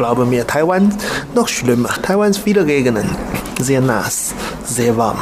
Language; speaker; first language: German; non-native, learner; Chinese